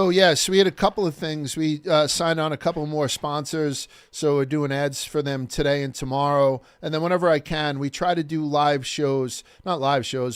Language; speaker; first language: English; native; English